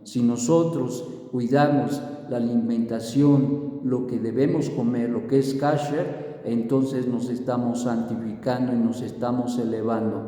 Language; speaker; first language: Spanish; native; Spanish